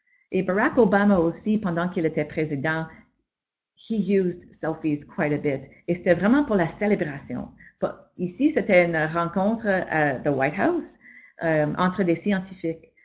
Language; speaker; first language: French; non-native, fluent; English